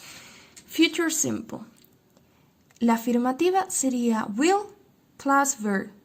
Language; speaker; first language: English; non-native, fluent; Spanish